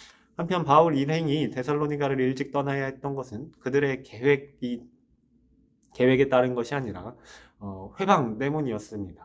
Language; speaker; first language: Korean; native; Korean